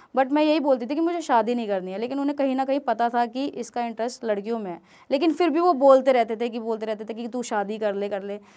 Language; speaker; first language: Hindi; native; Hindi